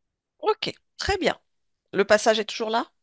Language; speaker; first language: French; native; French